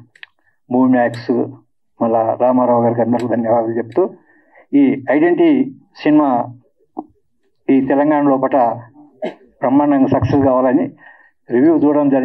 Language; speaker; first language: Telugu; native; Telugu